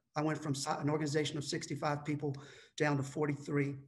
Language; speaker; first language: English; native; English